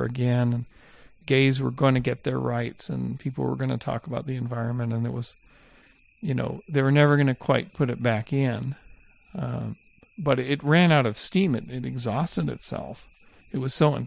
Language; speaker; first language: English; native; English